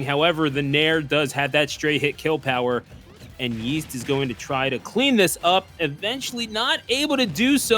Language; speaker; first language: English; native; English